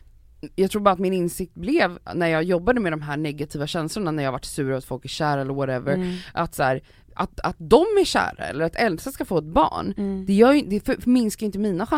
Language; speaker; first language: Swedish; native; Swedish